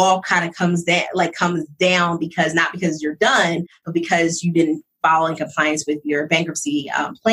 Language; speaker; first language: English; native; English